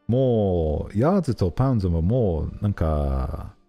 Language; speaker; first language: Japanese; non-native, learner; English